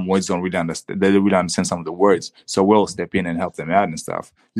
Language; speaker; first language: English; early bilingual, other home language; Swahili